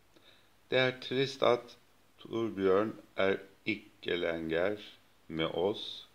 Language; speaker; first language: Swedish; non-native, fluent; Turkish